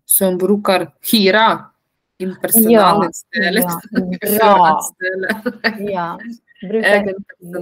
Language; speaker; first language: Swedish; non-native, learner; Russian